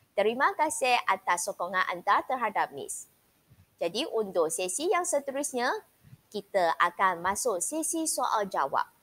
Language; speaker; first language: Malay; non-native, local second language; Chinese